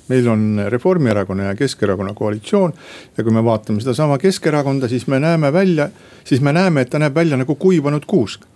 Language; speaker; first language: Estonian; native; Estonian